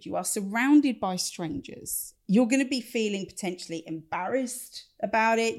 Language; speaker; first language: English; native; English